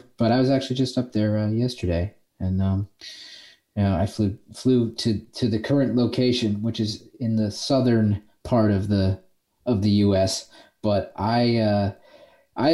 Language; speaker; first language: English; native; English